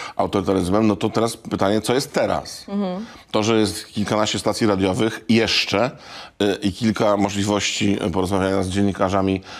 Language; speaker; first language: Polish; native; Polish